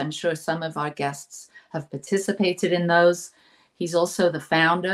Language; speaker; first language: English; native; English